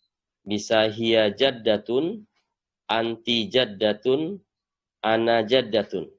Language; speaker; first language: Arabic; non-native, fluent; Indonesian